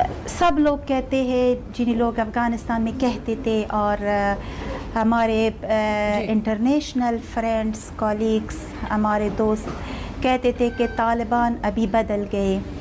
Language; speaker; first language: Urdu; non-native, fluent; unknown